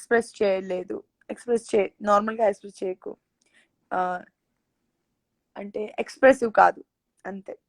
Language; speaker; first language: Telugu; non-native, local second language; Gujarati